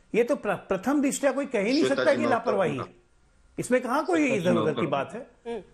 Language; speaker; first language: Hindi; native; Hindi